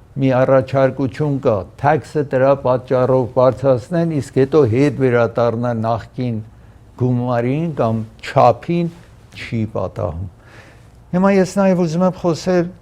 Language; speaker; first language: Armenian; early bilingual, heritage; Armenian